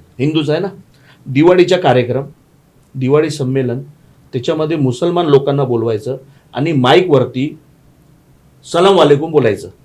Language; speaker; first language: Marathi; non-native, local second language; Gujarati